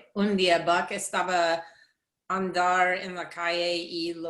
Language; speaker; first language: Spanish; non-native, learner; English